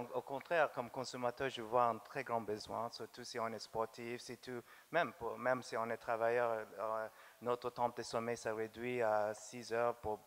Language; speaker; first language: French; non-native, fluent; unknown